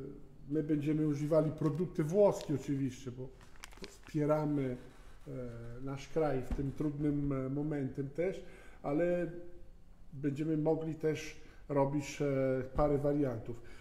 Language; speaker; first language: Polish; non-native, fluent; Italian